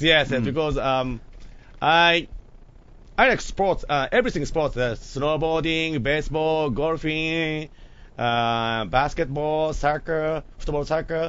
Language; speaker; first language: English; non-native, learner; Japanese